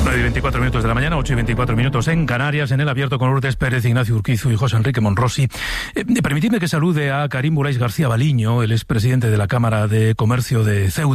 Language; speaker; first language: Spanish; native; Spanish